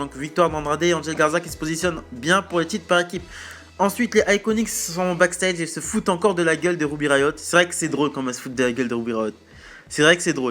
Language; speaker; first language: French; native; French